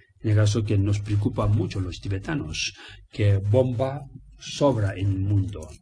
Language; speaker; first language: Spanish; non-native, learner; Tibetan